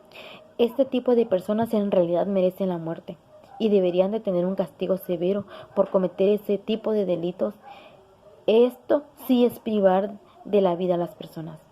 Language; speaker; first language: Spanish; native; Spanish